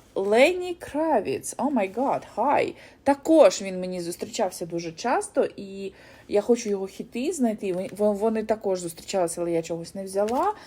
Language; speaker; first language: Ukrainian; non-native, local second language; Russian